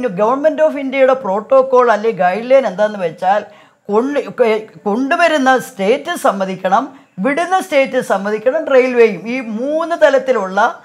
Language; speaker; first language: Malayalam; native; Malayalam